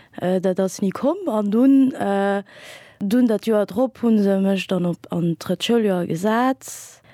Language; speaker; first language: Luxembourgish; early bilingual, other home language; Kabuverdianu